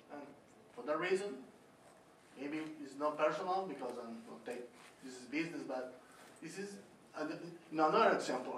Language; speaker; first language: English; non-native, learner; Spanish